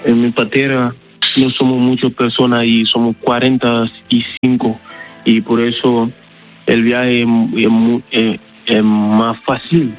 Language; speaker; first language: Spanish; non-native, learner; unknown